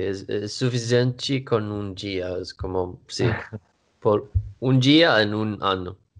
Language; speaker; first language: Portuguese; non-native, learner; Swedish